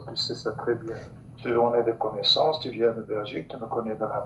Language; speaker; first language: French; non-native, local second language; Dutch